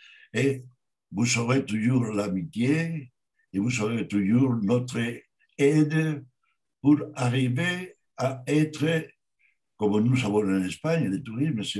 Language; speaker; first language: French; non-native, learner; Spanish